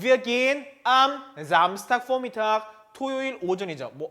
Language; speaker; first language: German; non-native, fluent; Korean